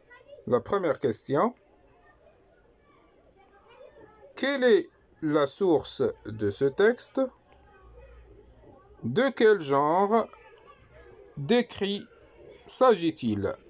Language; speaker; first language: French; non-native, local second language; Arabic